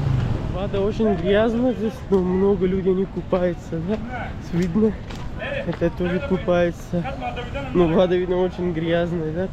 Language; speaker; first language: Russian; non-native, learner; Pashto